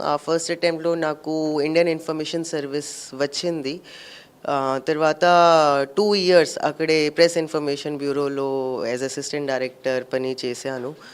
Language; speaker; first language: Telugu; non-native, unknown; Hindi